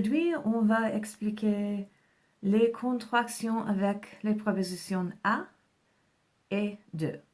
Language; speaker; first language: French; non-native, fluent; English